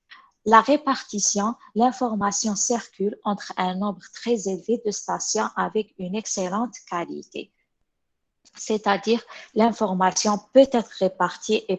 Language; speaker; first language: French; non-native, local second language; Arabic